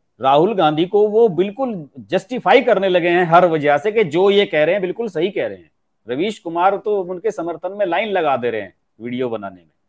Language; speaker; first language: Hindi; native; Hindi